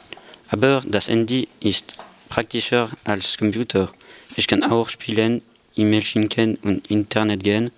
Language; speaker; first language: German; non-native, learner; French